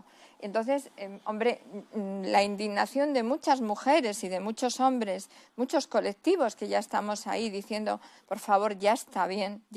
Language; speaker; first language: Spanish; native; Spanish